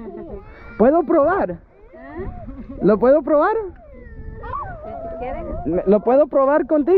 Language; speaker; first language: Spanish; early bilingual, heritage; English